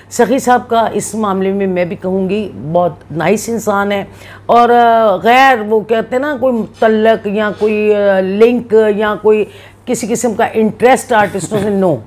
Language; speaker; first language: Urdu; non-native, local second language; Punjabi